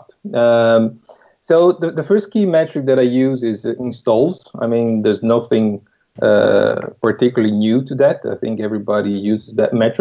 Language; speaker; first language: English; non-native, fluent; Italian